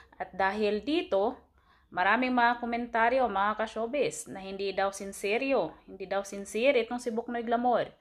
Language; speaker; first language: Filipino; non-native, local second language; Cebuano